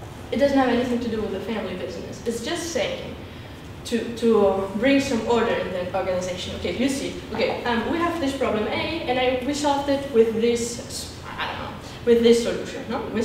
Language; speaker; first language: English; non-native, fluent; German